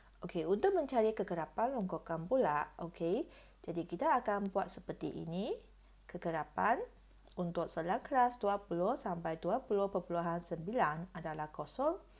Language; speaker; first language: Malay; non-native, local second language; Chinese